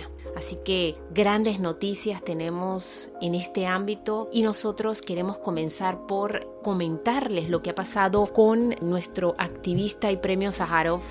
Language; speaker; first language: Spanish; native; Spanish